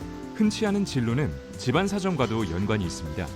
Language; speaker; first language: Korean; native; Korean